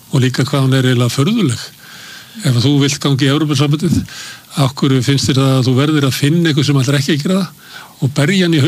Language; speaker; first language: Icelandic; native; Icelandic